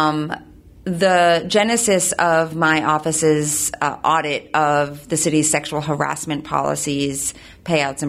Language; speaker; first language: English; native; English